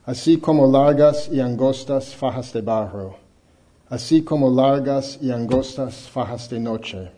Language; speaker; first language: Spanish; non-native, fluent; English